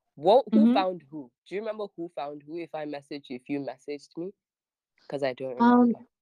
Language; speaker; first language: English; non-native, local second language; Hausa